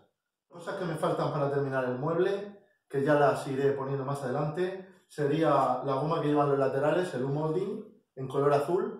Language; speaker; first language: Spanish; native; Spanish